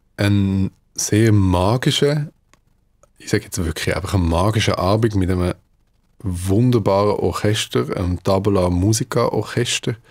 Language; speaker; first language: German; early bilingual, other home language; Dutch